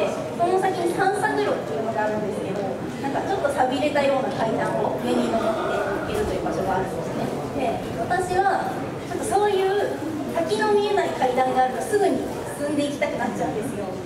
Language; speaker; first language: Japanese; native; Japanese